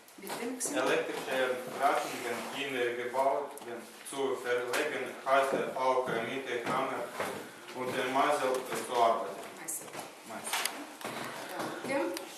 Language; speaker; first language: German; non-native, learner; Ukrainian